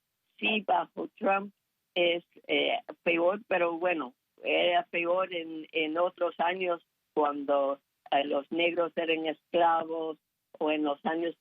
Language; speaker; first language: Spanish; non-native, fluent; English